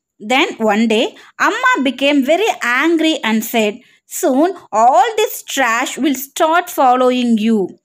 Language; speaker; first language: English; non-native, local second language; Tamil